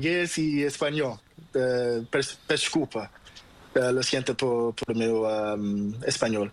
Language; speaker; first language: Spanish; non-native, learner; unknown